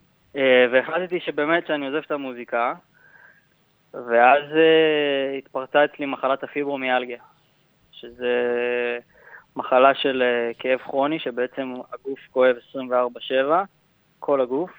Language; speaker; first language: Hebrew; native; Hebrew